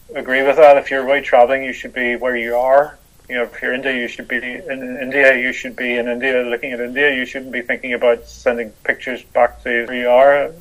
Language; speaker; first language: English; native; English